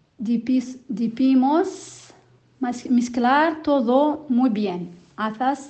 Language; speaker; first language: Spanish; non-native, learner; Kabyle